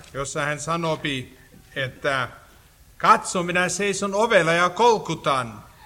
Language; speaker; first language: Finnish; early bilingual, heritage; Finnish